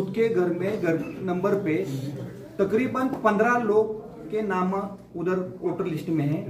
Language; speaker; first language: Hindi; non-native, local second language; Marathi